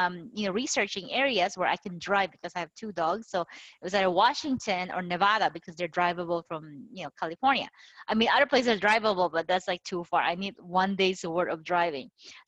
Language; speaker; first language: English; non-native, local second language; Filipino